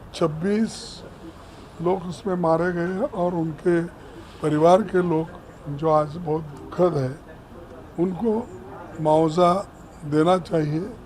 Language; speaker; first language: Hindi; non-native, local second language; Kannada